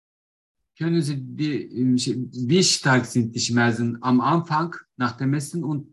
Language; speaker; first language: German; non-native, learner; Turkish